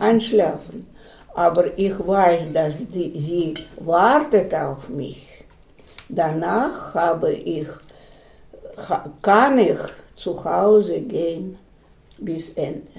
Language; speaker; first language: German; non-native, learner; Russian